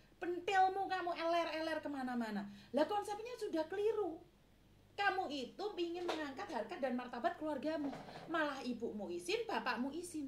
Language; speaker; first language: Indonesian; non-native, local second language; Javanese